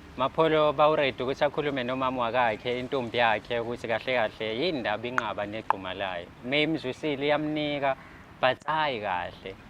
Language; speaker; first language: Zulu; native; Zulu